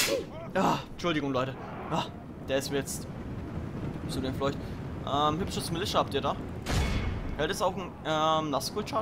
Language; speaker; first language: German; native; German